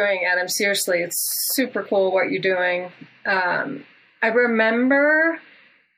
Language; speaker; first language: English; native; English